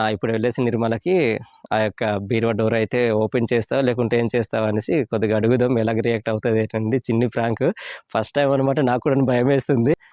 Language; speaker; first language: Telugu; native; Telugu